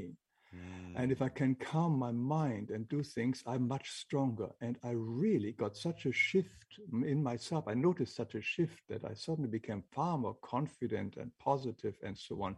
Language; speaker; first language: English; non-native, fluent; German